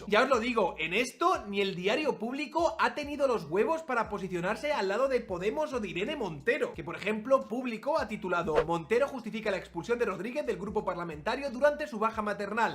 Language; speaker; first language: Spanish; native; Spanish